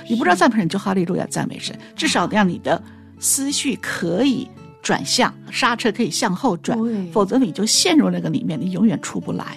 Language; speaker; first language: Chinese; native; Chinese